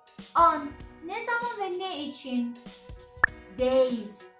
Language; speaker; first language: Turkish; non-native, learner; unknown